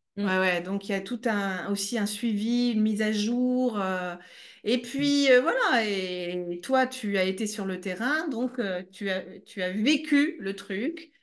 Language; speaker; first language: French; native; French